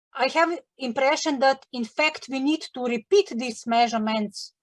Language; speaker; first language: English; non-native, learner; Slovenian